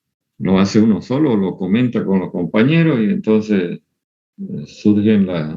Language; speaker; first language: Spanish; native; Spanish